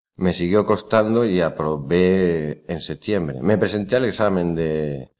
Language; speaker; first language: Spanish; native; Spanish